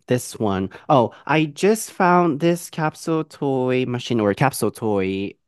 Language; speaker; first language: English; non-native, fluent; Japanese